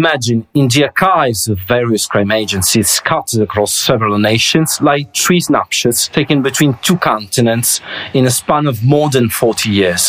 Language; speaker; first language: English; non-native, fluent; Italian